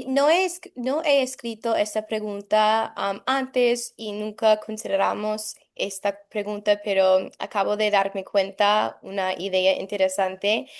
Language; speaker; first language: Spanish; non-native, fluent; English